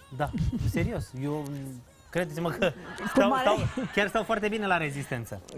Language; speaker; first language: Romanian; native; Romanian